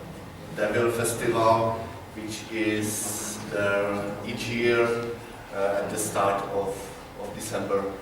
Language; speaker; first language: English; non-native, learner; Czech